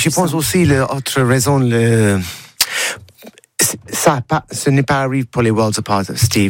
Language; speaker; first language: French; non-native, learner; English